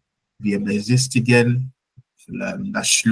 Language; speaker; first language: German; non-native, learner; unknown